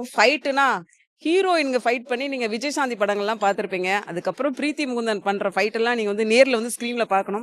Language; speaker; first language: Tamil; native; Tamil